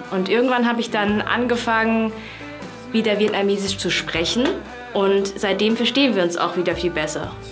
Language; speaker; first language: German; early bilingual, other home language; Vietnamese